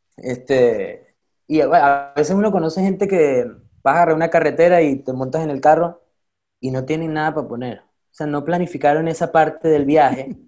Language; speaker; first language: Spanish; native; Spanish